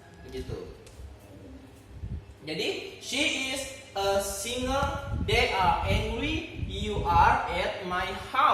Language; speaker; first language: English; non-native, fluent; Indonesian